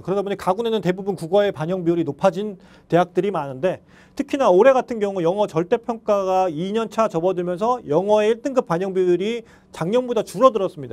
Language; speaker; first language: Korean; native; Korean